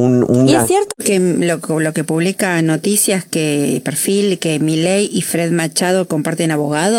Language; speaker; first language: Spanish; native; Spanish